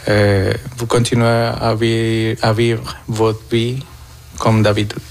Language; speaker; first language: French; non-native, fluent; Spanish